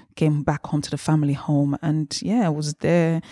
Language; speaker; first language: English; early bilingual, other home language; Yoruba